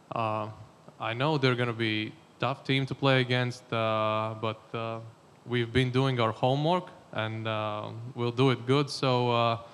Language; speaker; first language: English; non-native, fluent; Latvian